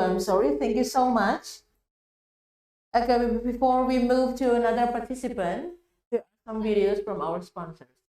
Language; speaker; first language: English; non-native, fluent; Indonesian